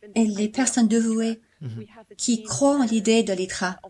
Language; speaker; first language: French; non-native, fluent; Cantonese